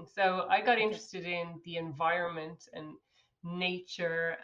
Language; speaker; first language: English; native; English